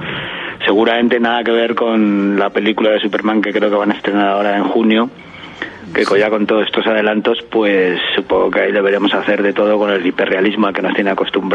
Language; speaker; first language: Spanish; native; Spanish